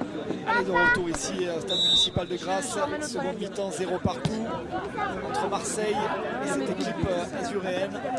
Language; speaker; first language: French; native; French